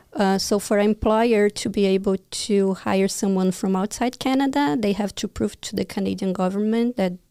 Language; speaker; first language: English; non-native, fluent; Portuguese